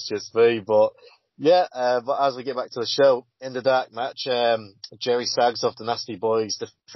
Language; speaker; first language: English; native; English